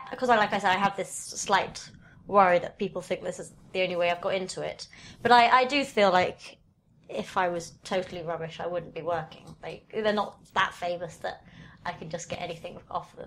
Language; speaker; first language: English; native; English